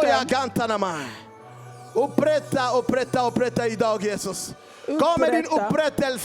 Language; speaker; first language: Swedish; non-native, learner; Lingala